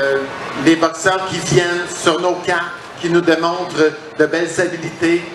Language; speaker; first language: French; native; French